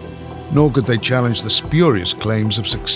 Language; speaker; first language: English; native; English